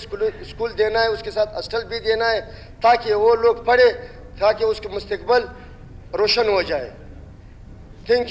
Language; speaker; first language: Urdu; non-native, local second language; Pashto